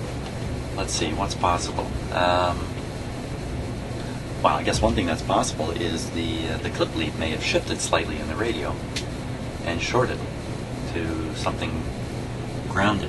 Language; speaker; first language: English; native; English